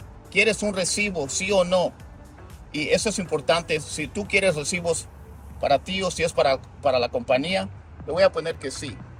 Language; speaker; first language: Spanish; native; Spanish